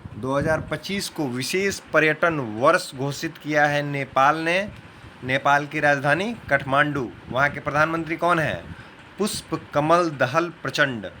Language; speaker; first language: Hindi; native; Hindi